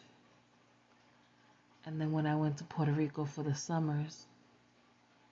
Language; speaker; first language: English; native; English